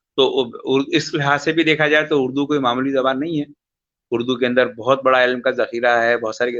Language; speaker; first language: Urdu; non-native, local second language; Sindhi